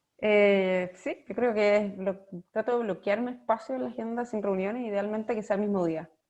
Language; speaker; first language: Spanish; native; Spanish